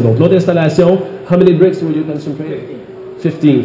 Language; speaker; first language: English; non-native, fluent; French